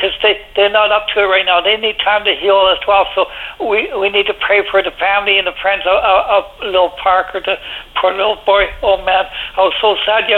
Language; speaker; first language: English; native; English